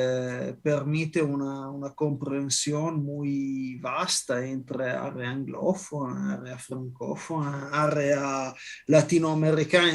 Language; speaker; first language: Spanish; non-native, fluent; Italian